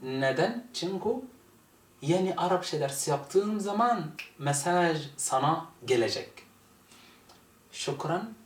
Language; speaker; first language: Turkish; non-native, fluent; Arabic